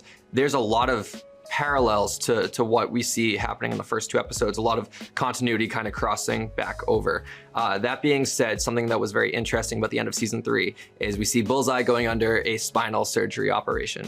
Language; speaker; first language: English; native; English